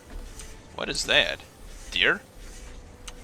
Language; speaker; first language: English; native; English